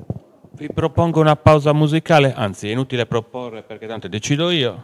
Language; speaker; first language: Italian; native; Italian